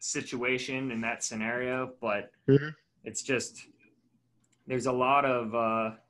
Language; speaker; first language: English; native; English